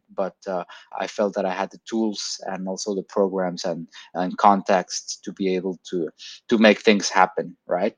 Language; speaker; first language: English; non-native, fluent; Spanish